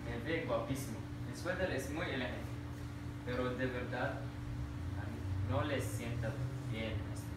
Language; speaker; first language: Spanish; non-native, learner; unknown